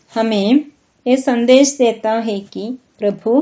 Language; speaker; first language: Hindi; non-native, local second language; Malayalam